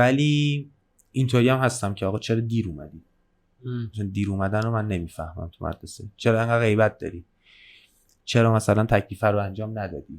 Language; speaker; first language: Persian; native; Persian